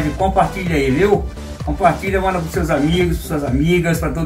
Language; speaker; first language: Portuguese; native; Portuguese